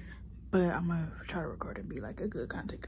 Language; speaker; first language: English; native; English